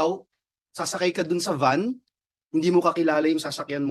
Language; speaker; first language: Filipino; native; Filipino